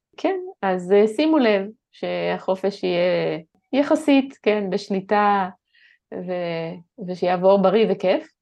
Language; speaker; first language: Hebrew; native; Hebrew